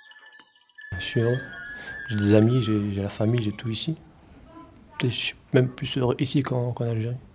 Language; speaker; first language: French; early bilingual, other home language; Arabic